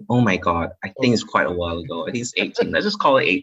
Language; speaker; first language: English; non-native, local second language; Chinese